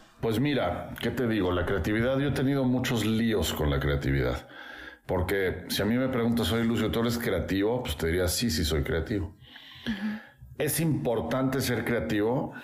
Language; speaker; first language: Spanish; native; Spanish